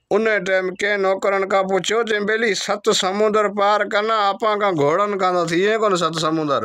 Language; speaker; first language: Sindhi; non-native, local second language; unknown